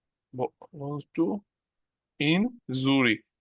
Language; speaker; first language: German; non-native, learner; Bangla